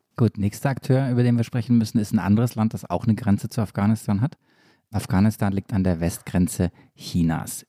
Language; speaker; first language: German; native; German